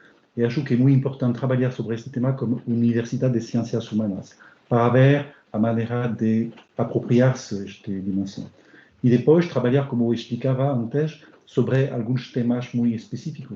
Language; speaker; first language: Portuguese; non-native, learner; French